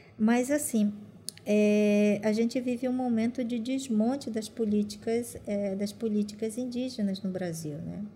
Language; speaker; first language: Portuguese; non-native, local second language; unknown